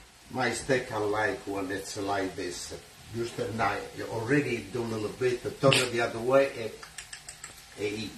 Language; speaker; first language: English; non-native, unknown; Italian